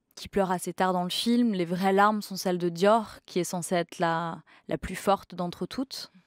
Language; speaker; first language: French; native; French